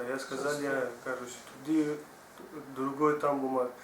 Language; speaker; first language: Russian; non-native, learner; Tajik